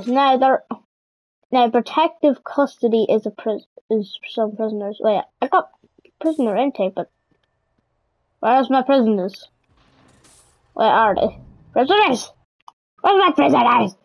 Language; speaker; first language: English; native; English